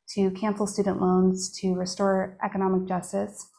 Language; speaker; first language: English; native; English